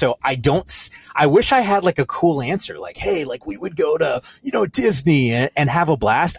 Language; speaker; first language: English; native; English